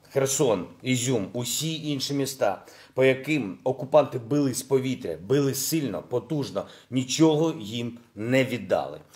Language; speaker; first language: Ukrainian; non-native, local second language; Russian